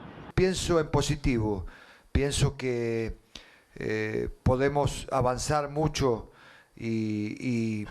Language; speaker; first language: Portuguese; non-native, learner; Spanish